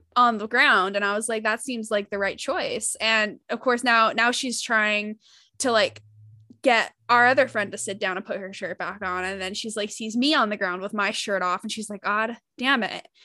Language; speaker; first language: English; native; English